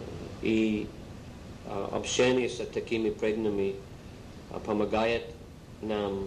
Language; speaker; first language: Russian; non-native, learner; English